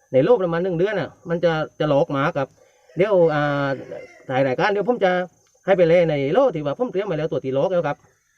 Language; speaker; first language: Thai; native; Thai